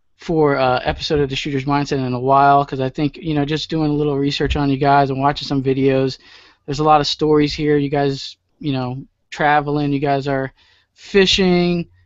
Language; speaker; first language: English; native; English